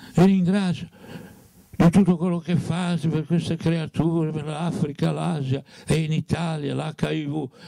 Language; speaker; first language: Italian; native; Italian